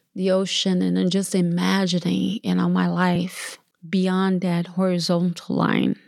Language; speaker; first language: English; early bilingual, other home language; Portuguese